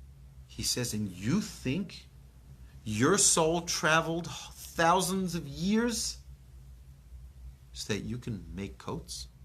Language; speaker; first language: English; native; English